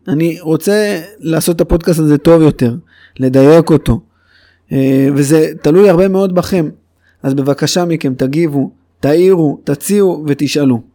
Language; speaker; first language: Hebrew; native; Hebrew